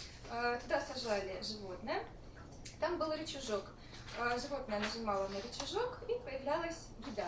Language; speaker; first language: Russian; native; Russian